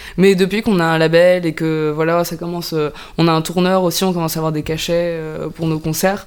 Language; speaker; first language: French; non-native, local second language; Arabic